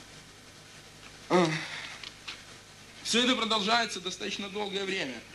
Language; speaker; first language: Russian; native; Russian